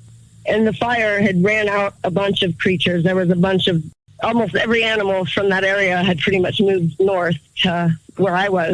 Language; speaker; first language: English; native; English